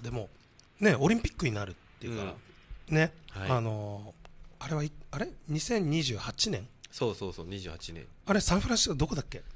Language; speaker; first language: Japanese; native; Japanese